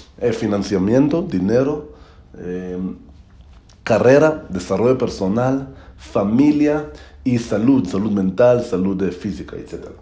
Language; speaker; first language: Spanish; non-native, learner; Hebrew